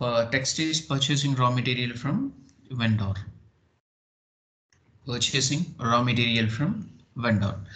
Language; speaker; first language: English; non-native, local second language; Telugu